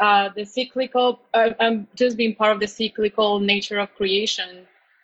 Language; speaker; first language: English; non-native, fluent; Spanish